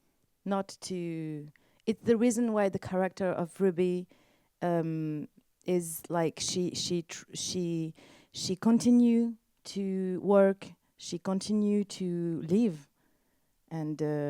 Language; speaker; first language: English; non-native, learner; French